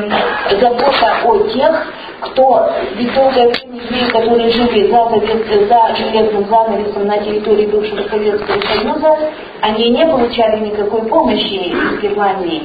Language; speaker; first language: Russian; native; Russian